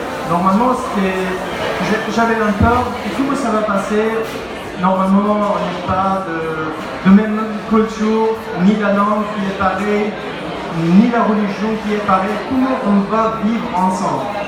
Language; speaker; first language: French; non-native, learner; Pashto